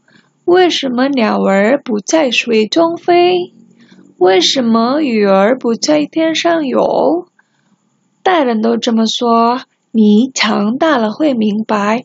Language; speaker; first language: Chinese; non-native, fluent; Indonesian